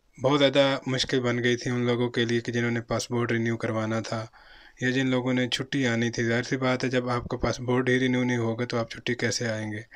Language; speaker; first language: Urdu; non-native, local second language; Punjabi